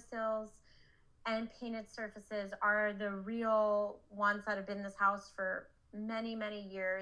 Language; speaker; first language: English; native; English